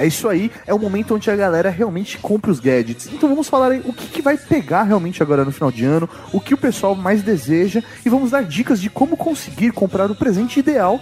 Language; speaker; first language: Portuguese; native; Portuguese